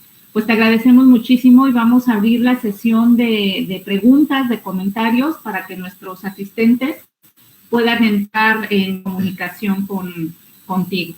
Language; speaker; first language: Spanish; native; Spanish